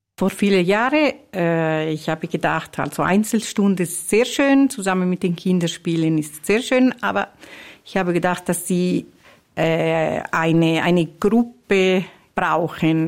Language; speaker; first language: German; non-native, fluent; Italian